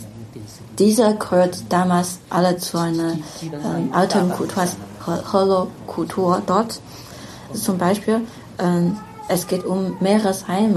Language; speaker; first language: German; non-native, fluent; Chinese